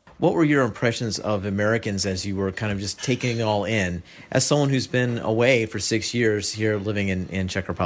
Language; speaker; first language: English; native; English